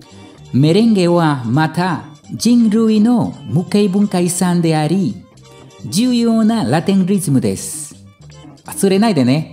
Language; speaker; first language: Japanese; non-native, fluent; Spanish